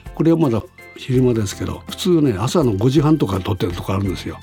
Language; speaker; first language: Japanese; native; Japanese